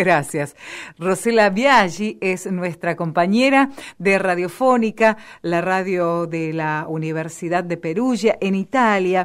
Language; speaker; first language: Spanish; native; Spanish